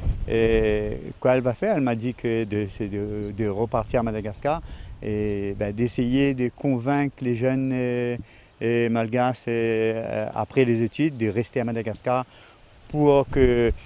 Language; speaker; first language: French; non-native, local second language; Réunion Creole French